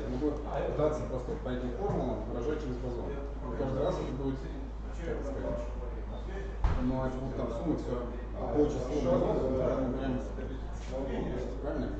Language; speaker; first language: Russian; native; Russian